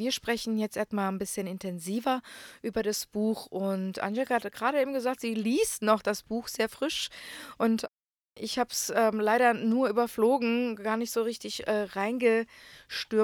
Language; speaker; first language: German; non-native, fluent; Croatian